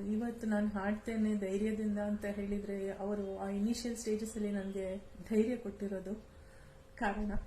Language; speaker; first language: Kannada; non-native, local second language; Kodava